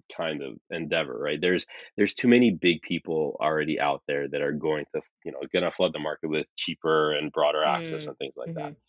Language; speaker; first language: English; early bilingual, other home language; Arabic